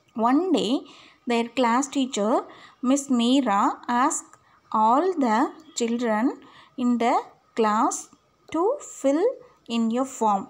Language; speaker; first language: English; non-native, local second language; Tamil